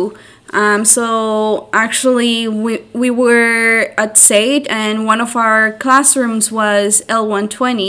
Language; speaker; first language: English; non-native, fluent; Spanish